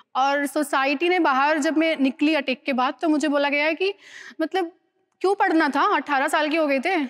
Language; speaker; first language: Hindi; native; Hindi